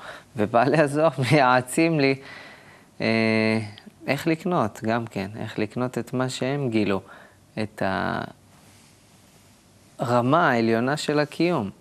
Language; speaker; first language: Hebrew; native; Hebrew